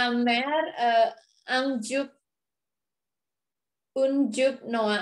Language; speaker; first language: French; non-native, learner; Indonesian